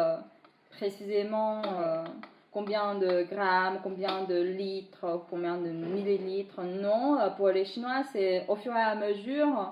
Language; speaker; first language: French; non-native, fluent; Chinese